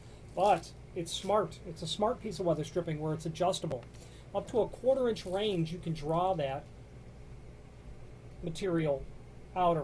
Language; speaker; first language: English; native; English